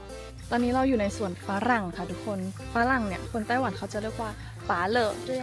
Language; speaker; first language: Thai; native; Thai